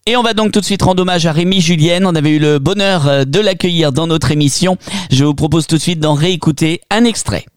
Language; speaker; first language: French; native; French